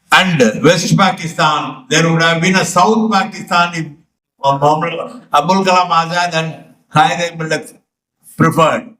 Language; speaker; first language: English; non-native, local second language; Tamil